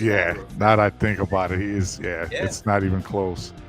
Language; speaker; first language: English; native; English